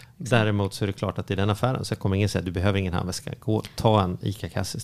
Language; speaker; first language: Swedish; native; Swedish